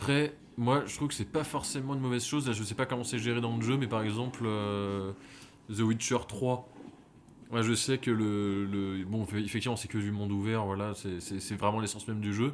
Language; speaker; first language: French; native; French